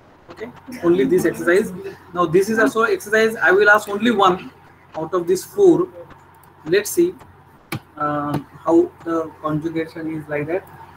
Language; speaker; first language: English; non-native, local second language; Marathi